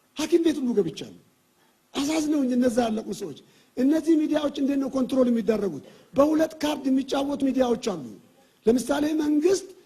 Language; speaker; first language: Amharic; non-native, local second language; Oromo